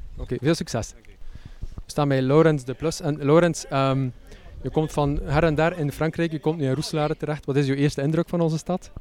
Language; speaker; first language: Dutch; native; Dutch